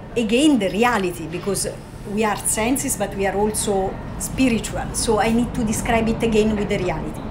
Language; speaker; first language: English; non-native, fluent; Italian